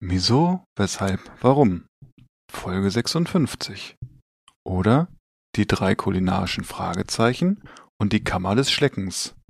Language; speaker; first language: German; native; German